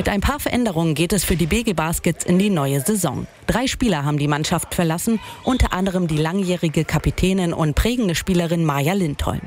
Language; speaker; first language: German; native; German